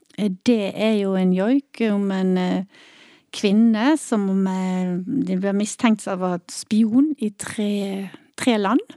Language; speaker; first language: Norwegian; native; Norwegian